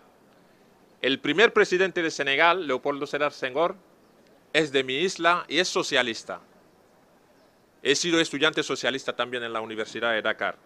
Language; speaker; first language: Spanish; non-native, fluent; Serer